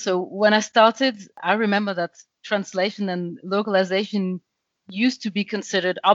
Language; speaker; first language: English; non-native, fluent; French